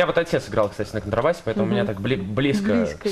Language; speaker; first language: Russian; native; Russian